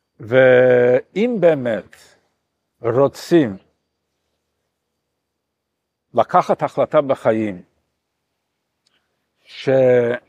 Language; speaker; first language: Hebrew; non-native, fluent; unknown